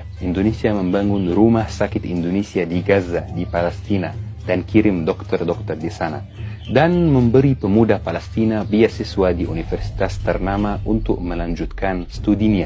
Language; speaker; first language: Indonesian; non-native, fluent; Arabic